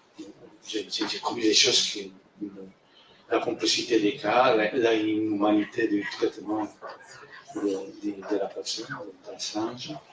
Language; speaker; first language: French; non-native, fluent; Spanish